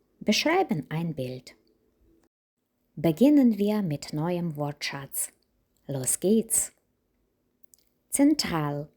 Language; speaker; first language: German; non-native, fluent; Ukrainian